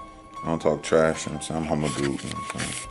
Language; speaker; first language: English; native; English